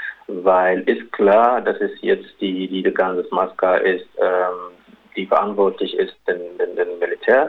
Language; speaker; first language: German; non-native, local second language; Arabic